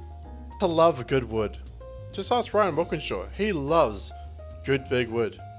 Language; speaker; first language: English; native; English